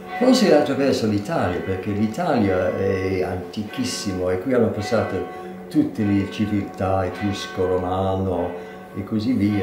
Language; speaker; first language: Italian; non-native, fluent; English